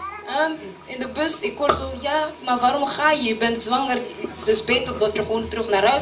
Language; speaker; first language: Dutch; early bilingual, other home language; French